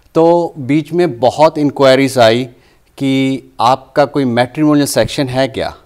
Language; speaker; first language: Hindi; native; Hindi